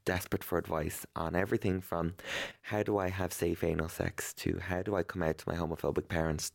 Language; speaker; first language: English; native; English